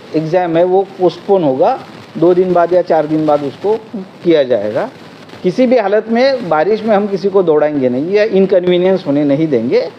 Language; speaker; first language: Hindi; non-native, local second language; Marathi